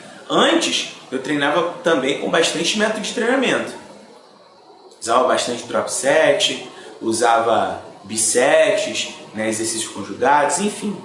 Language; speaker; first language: Portuguese; native; Portuguese